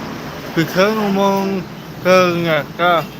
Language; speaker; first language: Indonesian; non-native, local second language; Balinese